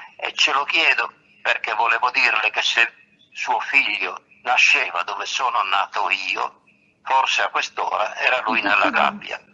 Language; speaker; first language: Italian; native; Italian